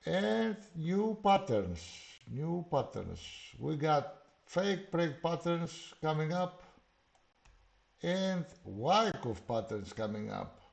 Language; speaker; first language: English; non-native, fluent; Greek